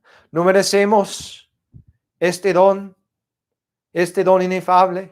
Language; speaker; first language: Spanish; non-native, fluent; English